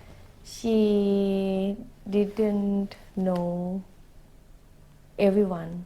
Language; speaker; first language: English; non-native, learner; Thai